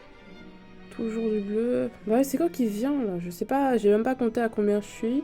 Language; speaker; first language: French; native; French